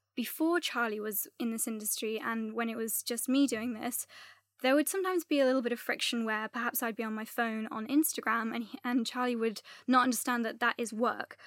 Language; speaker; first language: English; native; English